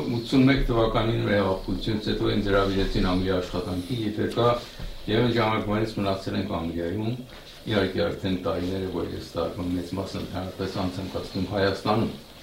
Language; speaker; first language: Armenian; early bilingual, heritage; Armenian